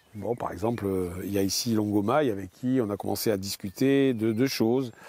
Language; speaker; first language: French; native; French